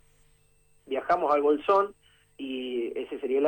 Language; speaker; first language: Spanish; native; Spanish